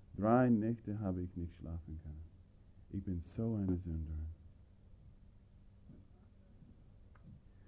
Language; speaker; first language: German; non-native, fluent; English